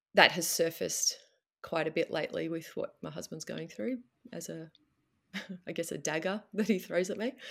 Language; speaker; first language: English; native; English